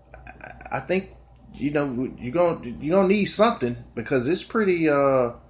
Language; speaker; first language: English; native; English